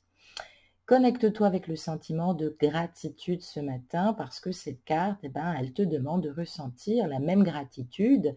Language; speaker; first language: French; native; French